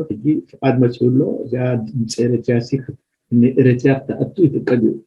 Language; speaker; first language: Tigrinya; native; Tigrinya